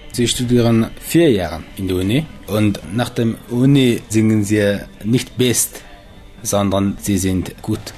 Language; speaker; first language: German; non-native, learner; Mongolian